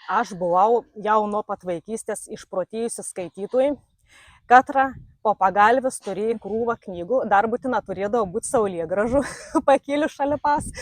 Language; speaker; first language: Lithuanian; native; Lithuanian